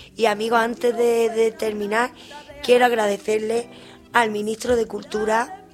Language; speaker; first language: Spanish; native; Spanish